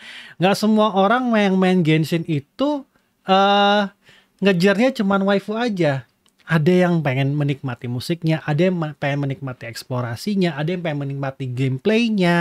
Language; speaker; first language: Indonesian; native; Indonesian